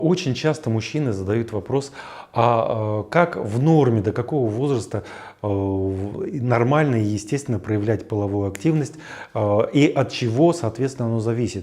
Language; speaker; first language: Russian; native; Russian